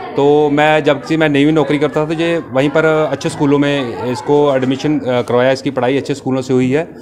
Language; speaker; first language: Hindi; native; Hindi